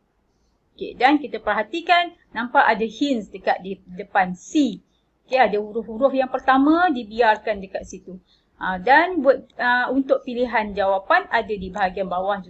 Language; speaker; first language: Malay; native; Malay